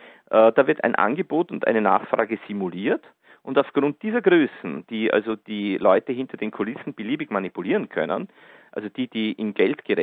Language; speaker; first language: German; native; German